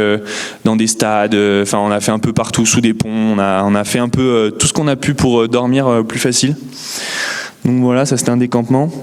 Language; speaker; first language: French; native; French